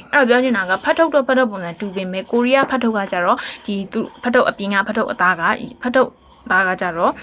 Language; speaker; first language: Korean; non-native, learner; Burmese